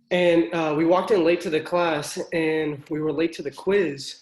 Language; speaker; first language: English; native; English